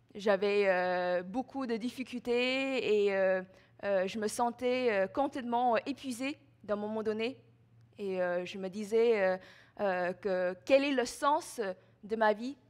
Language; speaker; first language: French; non-native, fluent; Chinese